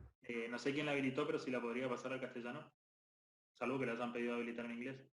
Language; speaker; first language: Spanish; native; Spanish